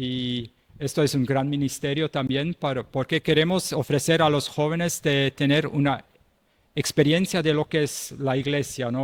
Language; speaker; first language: Spanish; non-native, fluent; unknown